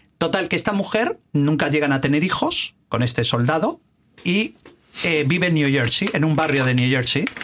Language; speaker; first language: Spanish; native; Spanish